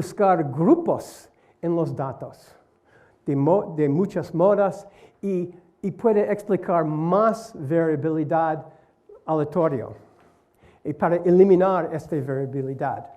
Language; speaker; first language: Spanish; non-native, learner; English